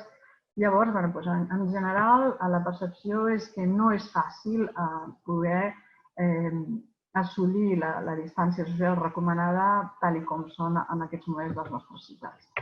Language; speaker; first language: Catalan; native; Catalan